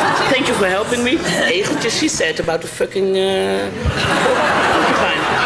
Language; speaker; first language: English; non-native, fluent; Dutch